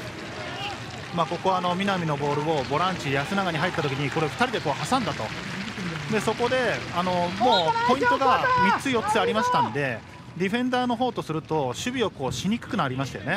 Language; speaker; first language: Japanese; native; Japanese